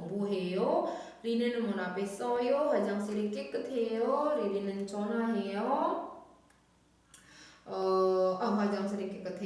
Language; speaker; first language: Korean; non-native, fluent; Indonesian